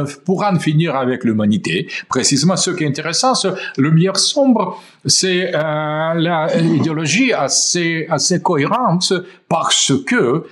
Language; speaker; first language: French; non-native, fluent; Russian